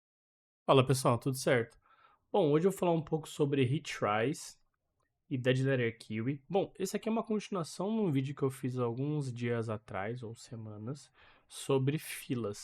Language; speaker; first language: Portuguese; native; Portuguese